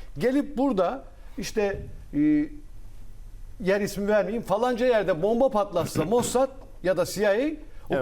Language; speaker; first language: Turkish; native; Turkish